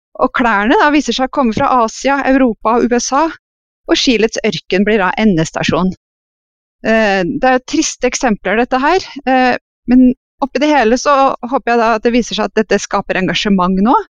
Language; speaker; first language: Norwegian; native; Norwegian